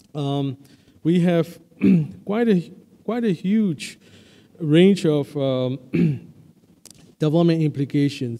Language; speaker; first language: English; non-native, fluent; Burmese